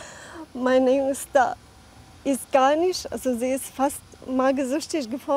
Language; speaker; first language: German; non-native, fluent; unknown